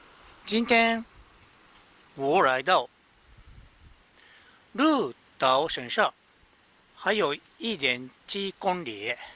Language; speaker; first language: Chinese; non-native, learner; Japanese